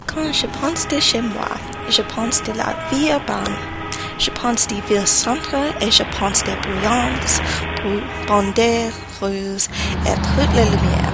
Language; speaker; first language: French; non-native, learner; English